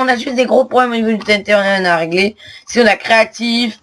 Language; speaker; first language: French; native; French